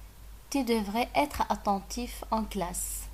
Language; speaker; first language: French; non-native, fluent; Arabic